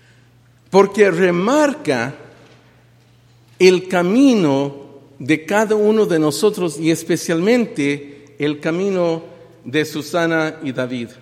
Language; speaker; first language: Spanish; early bilingual, heritage; Spanish